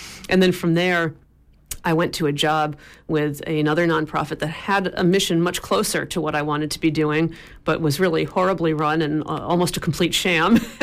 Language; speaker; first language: English; native; English